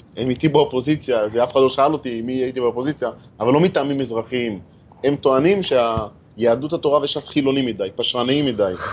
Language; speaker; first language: Hebrew; native; Hebrew